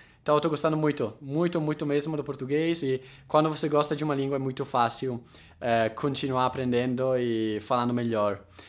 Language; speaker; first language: Portuguese; non-native, fluent; Italian